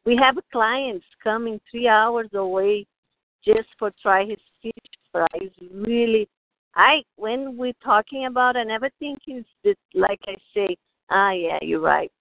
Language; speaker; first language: English; non-native, learner; Portuguese